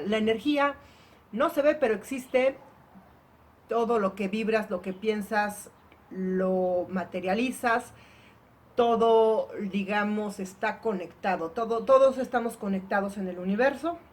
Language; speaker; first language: Spanish; native; Spanish